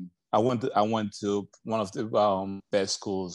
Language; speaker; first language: English; native; English